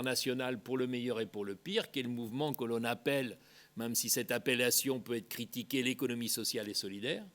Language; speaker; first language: French; native; French